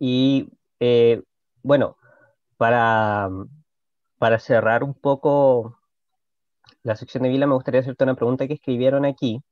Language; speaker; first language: Spanish; native; Spanish